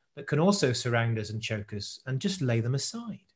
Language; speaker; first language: English; native; English